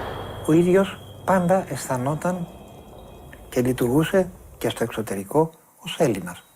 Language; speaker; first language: Greek; native; Greek